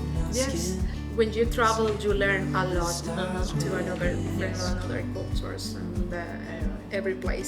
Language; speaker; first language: English; non-native, fluent; Spanish